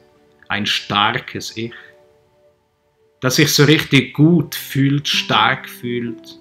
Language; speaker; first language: German; native; German